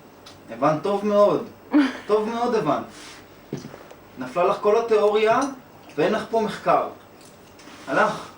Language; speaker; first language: Hebrew; native; Hebrew